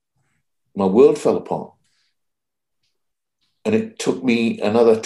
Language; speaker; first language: English; native; English